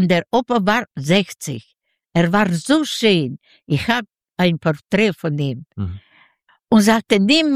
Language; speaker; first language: German; non-native, learner; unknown